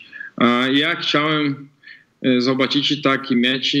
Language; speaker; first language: Polish; non-native, fluent; Portuguese